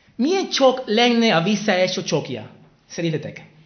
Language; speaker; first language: Hungarian; non-native, learner; Spanish